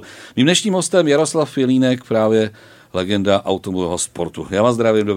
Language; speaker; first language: Czech; native; Czech